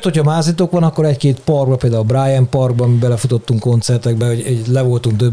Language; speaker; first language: Hungarian; native; Hungarian